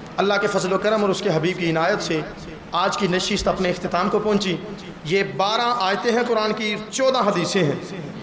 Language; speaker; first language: Urdu; non-native, local second language; Punjabi